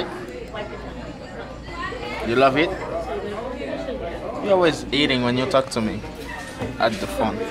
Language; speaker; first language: English; non-native, fluent; Portuguese